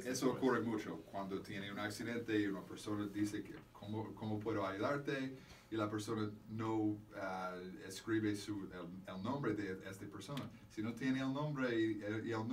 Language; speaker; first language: Spanish; non-native, fluent; English